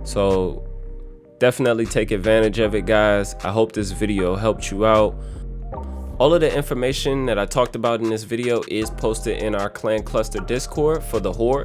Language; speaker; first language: English; native; English